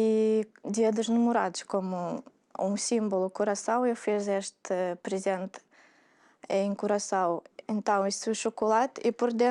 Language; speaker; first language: Portuguese; non-native, fluent; Russian